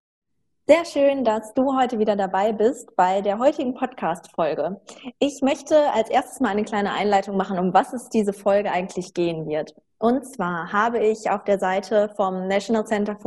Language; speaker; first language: German; native; German